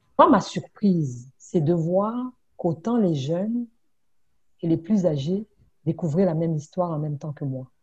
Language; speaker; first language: French; non-native, local second language; Kinyarwanda